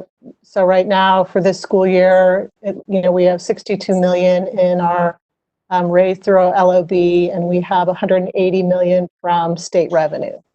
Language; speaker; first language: English; native; English